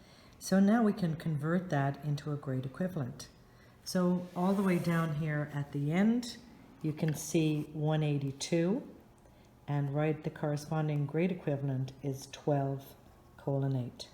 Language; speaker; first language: English; native; English